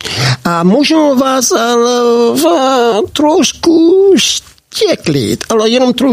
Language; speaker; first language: Slovak; non-native, learner; English